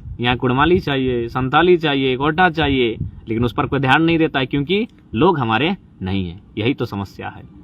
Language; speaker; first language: Hindi; non-native, local second language; Magahi